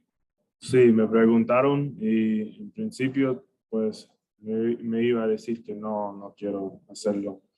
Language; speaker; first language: Spanish; early bilingual, heritage; English